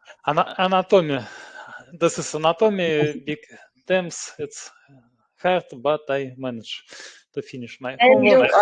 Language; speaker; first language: English; non-native, learner; Russian